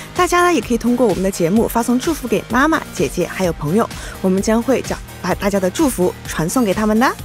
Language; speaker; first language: Chinese; native; Chinese